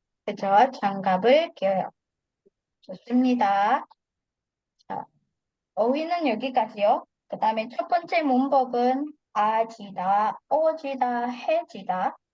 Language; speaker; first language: Korean; non-native, fluent; Indonesian